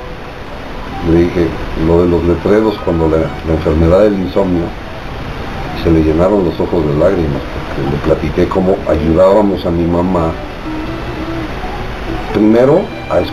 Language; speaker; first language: Spanish; native; Spanish